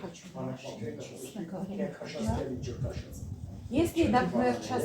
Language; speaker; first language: Russian; non-native, fluent; Armenian